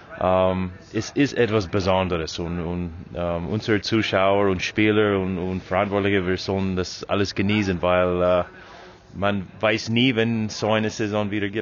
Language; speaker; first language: German; non-native, learner; English